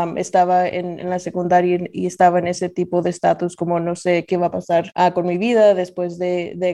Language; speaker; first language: Spanish; early bilingual, heritage; Spanish